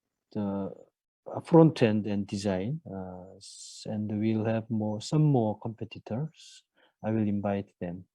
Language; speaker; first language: English; non-native, learner; Korean